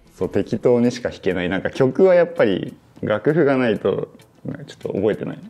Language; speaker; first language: Japanese; native; Japanese